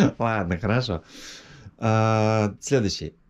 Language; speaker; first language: Russian; native; Russian